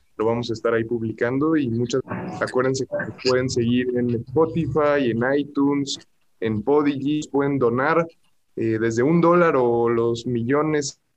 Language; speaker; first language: Spanish; native; Spanish